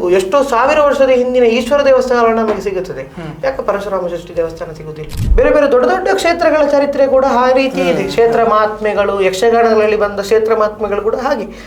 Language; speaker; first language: Kannada; non-native, local second language; Tulu